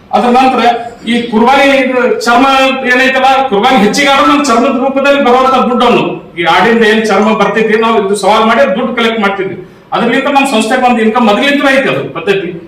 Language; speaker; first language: Kannada; non-native, local second language; Urdu